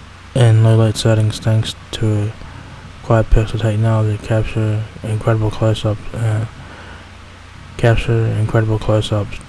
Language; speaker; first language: English; native; English